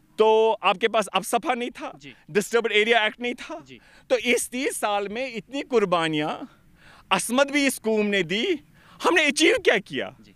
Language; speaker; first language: Hindi; non-native, local second language; Kashmiri